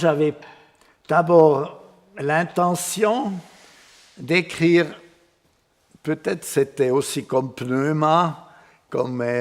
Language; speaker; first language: French; non-native, fluent; Swiss German